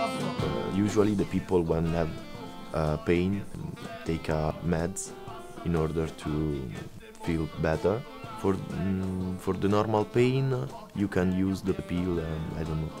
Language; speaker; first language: English; non-native, learner; Italian